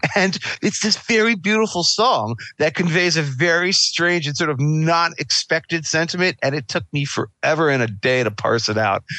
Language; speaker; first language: English; native; English